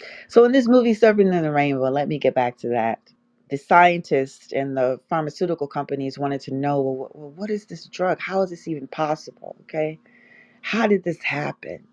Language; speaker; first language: English; native; English